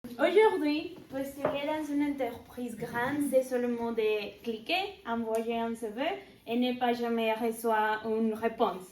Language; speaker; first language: French; non-native, learner; Spanish